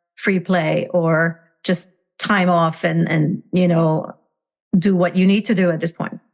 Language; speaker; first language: English; non-native, fluent; Hungarian